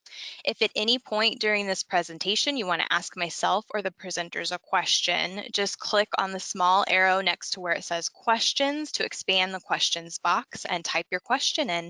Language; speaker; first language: English; native; English